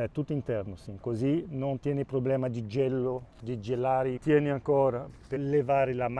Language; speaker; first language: Italian; non-native, local second language; Spanish